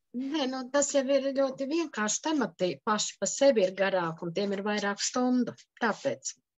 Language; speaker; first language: Latvian; native; Latvian